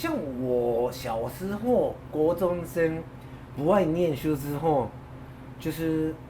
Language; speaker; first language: Chinese; non-native, fluent; Japanese